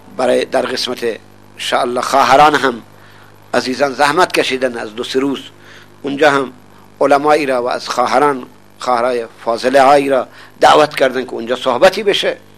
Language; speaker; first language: Persian; non-native, local second language; Baluchi